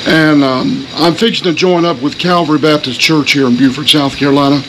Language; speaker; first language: English; native; English